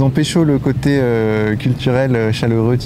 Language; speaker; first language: French; native; French